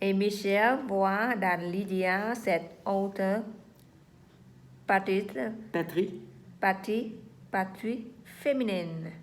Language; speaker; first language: French; non-native, learner; Vietnamese